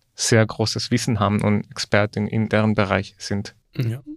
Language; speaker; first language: German; non-native, fluent; Spanish